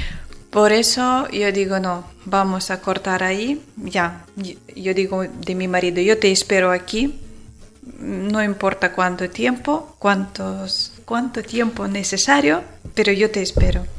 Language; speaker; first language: Spanish; non-native, learner; Ukrainian